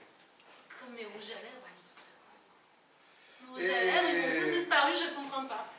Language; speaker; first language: French; native; French